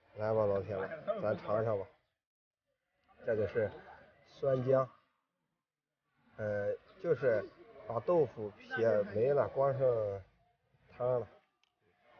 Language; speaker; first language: Chinese; native; Chinese